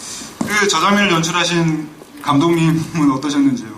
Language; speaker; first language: Korean; native; Korean